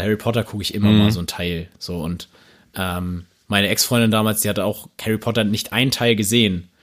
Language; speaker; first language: German; native; German